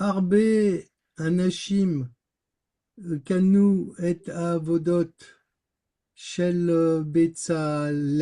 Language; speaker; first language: Hebrew; non-native, learner; French